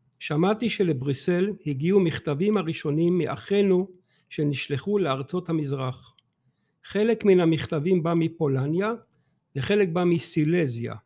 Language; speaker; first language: Hebrew; non-native, fluent; French